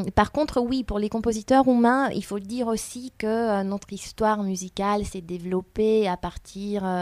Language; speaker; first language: French; non-native, fluent; Romanian